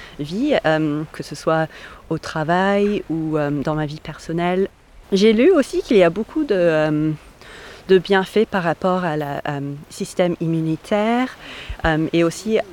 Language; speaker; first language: French; non-native, fluent; English